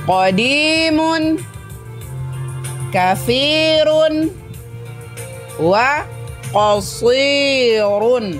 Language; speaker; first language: Arabic; non-native, fluent; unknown